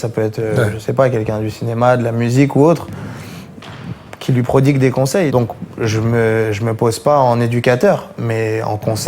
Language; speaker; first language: French; native; French